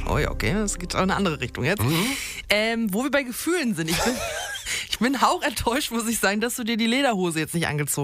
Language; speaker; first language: German; native; German